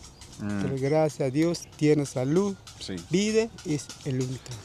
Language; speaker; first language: Spanish; non-native, local second language; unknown